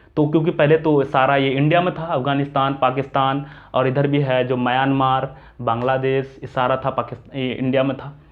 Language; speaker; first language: Hindi; native; Hindi